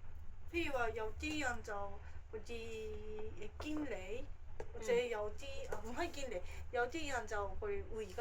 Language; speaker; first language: Cantonese; non-native, fluent; Japanese